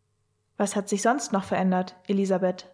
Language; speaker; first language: German; native; German